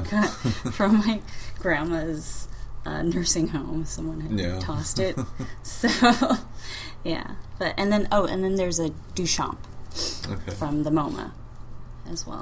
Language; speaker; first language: English; native; English